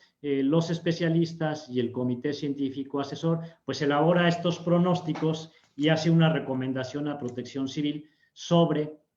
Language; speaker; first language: Spanish; native; Spanish